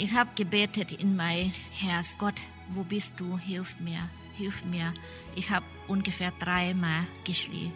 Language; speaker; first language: German; non-native, learner; Thai